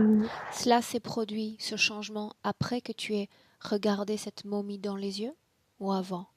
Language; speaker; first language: French; native; French